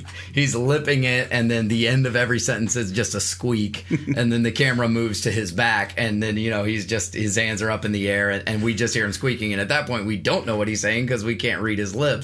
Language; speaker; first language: English; native; English